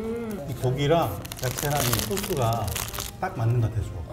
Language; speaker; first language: Korean; native; Korean